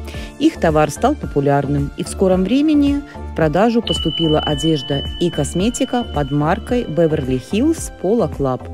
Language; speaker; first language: Russian; native; Russian